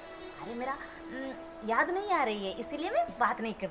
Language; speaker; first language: Hindi; non-native, local second language; Santali